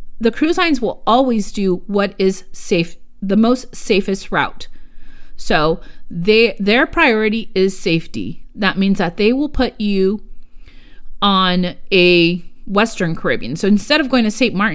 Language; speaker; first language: English; early bilingual, other home language; Spanish